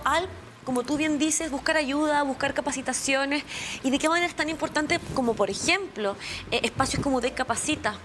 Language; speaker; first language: Spanish; native; Spanish